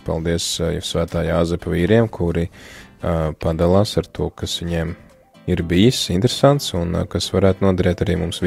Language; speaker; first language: Latvian; native; Latvian